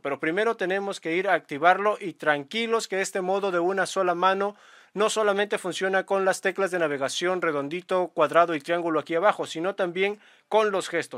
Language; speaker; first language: Spanish; native; Spanish